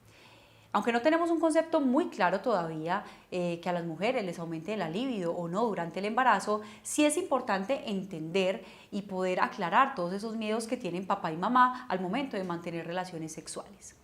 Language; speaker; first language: Spanish; native; Spanish